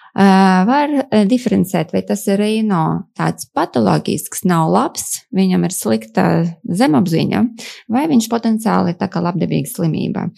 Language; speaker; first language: Latvian; non-native, local second language; Russian